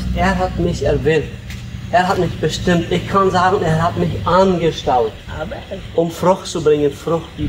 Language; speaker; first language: German; early bilingual, heritage; Low German